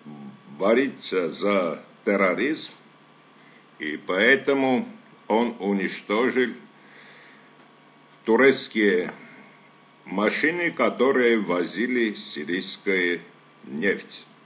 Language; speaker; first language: Russian; non-native, fluent; Armenian